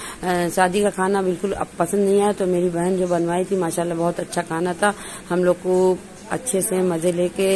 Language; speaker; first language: Hindi; native; Hindi